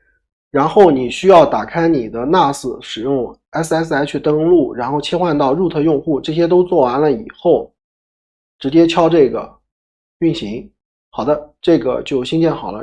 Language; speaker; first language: Chinese; native; Chinese